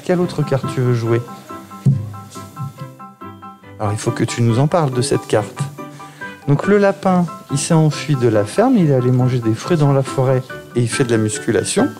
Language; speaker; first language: French; native; French